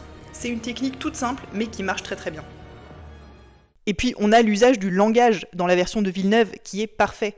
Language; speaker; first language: French; native; French